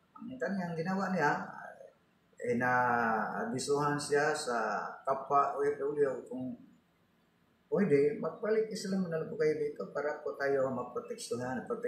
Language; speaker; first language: Filipino; non-native, local second language; Cebuano